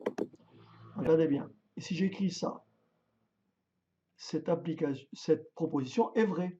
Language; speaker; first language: French; native; French